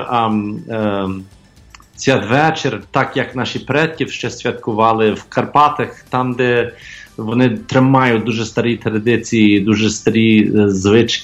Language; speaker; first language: Ukrainian; early bilingual, heritage; Ukrainian